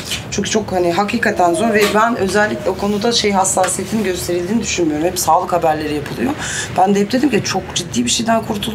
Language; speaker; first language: Turkish; native; Turkish